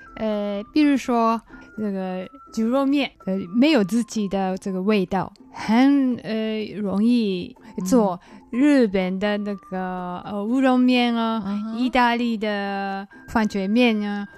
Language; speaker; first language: Chinese; non-native, learner; Japanese